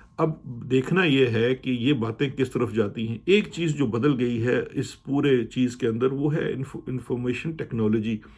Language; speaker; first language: Urdu; native; Urdu